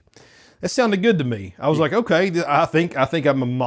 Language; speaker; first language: English; native; English